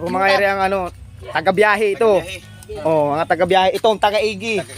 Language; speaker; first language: Filipino; native; Filipino